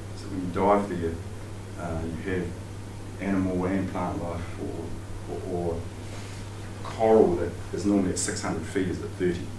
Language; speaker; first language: English; native; English